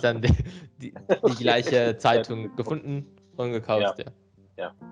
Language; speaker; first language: German; non-native, learner; Indonesian